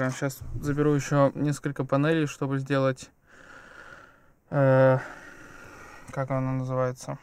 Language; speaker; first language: Russian; native; Russian